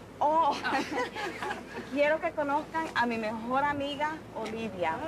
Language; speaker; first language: Spanish; early bilingual, heritage; Spanish